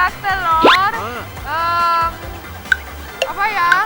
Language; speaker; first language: Indonesian; non-native, fluent; Romanian